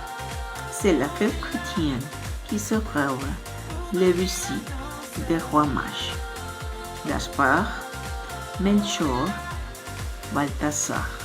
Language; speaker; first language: French; non-native, learner; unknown